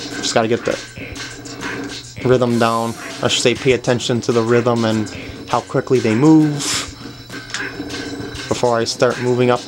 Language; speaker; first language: English; native; English